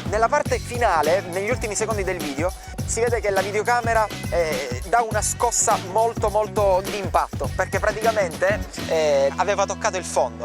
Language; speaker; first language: Italian; native; Italian